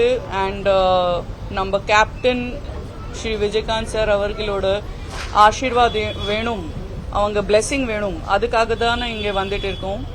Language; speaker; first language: Tamil; non-native, fluent; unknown